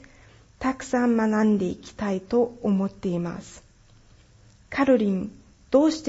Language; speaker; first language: Japanese; non-native, fluent; German